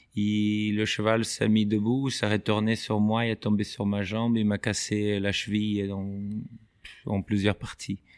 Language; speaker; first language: French; non-native, fluent; Portuguese